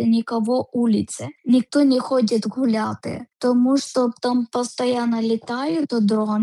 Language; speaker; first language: Ukrainian; non-native, learner; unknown